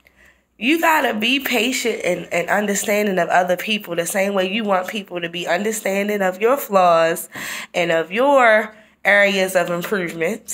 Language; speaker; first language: English; native; English